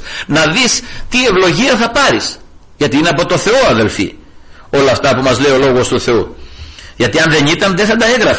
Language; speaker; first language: Greek; native; Greek